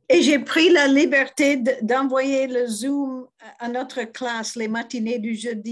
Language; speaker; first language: French; non-native, fluent; English